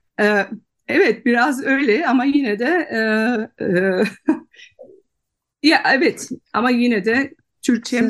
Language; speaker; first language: Turkish; non-native, fluent; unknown